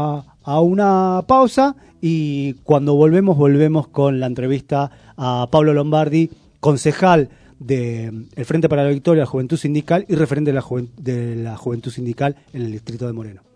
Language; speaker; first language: Spanish; native; Spanish